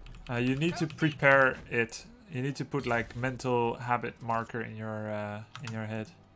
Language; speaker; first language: English; non-native, fluent; Dutch